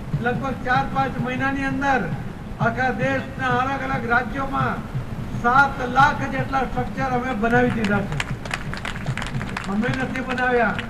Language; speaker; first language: Gujarati; non-native, local second language; Marathi